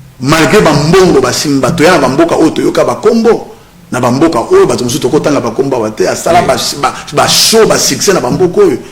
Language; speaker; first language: Lingala; native; Lingala